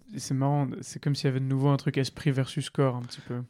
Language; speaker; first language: French; native; French